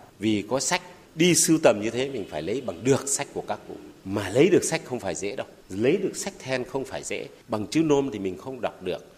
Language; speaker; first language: Vietnamese; non-native, local second language; Tày